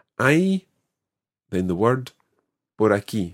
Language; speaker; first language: Spanish; non-native, fluent; English